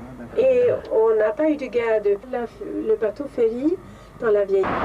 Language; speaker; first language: French; non-native, fluent; Swedish